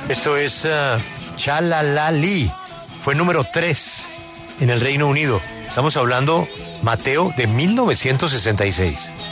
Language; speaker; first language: Spanish; native; Spanish